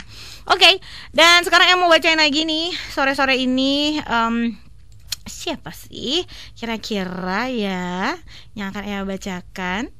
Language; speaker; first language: Indonesian; native; Indonesian